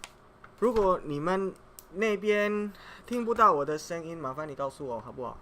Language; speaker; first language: Chinese; non-native, fluent; Indonesian